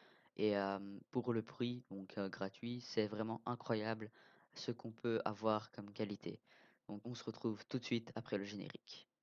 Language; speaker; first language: French; native; French